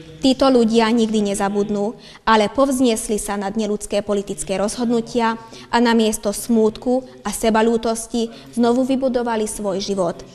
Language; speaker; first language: Slovak; non-native, local second language; Hungarian